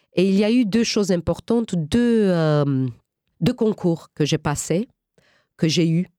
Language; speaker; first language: French; non-native, fluent; Romanian